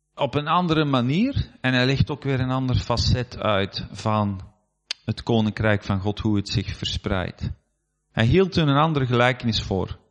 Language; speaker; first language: Dutch; native; Dutch